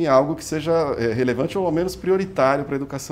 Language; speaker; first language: Portuguese; native; Portuguese